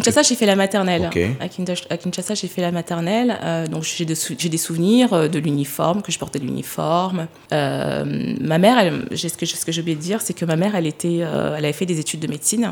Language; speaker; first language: French; early bilingual, other home language; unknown